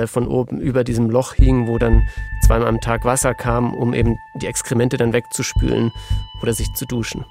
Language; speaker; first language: German; native; German